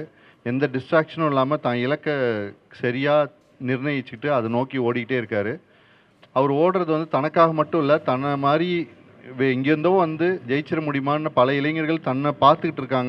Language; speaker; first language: Tamil; native; Tamil